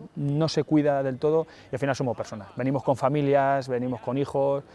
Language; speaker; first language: Spanish; native; Spanish